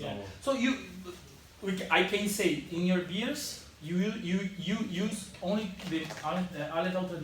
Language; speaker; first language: English; non-native, learner; Portuguese